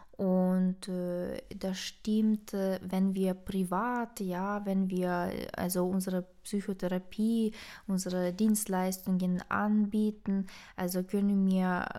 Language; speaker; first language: German; non-native, fluent; Ukrainian